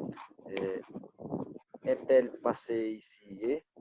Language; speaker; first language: French; non-native, learner; Portuguese